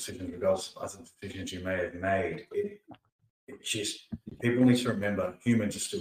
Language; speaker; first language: English; early bilingual, other home language; Punjabi